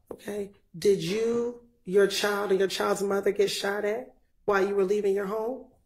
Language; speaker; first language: English; native; English